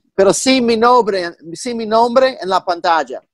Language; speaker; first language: Spanish; non-native, fluent; English